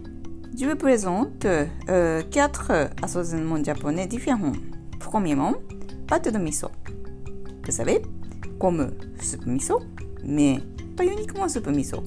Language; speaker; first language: French; non-native, learner; Japanese